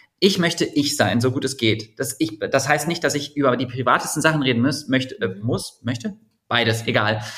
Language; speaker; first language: German; native; German